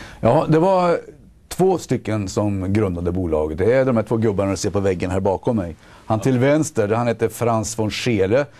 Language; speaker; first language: Swedish; native; Swedish